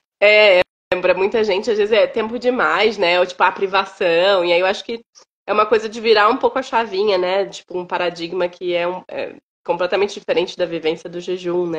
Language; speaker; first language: Portuguese; native; Portuguese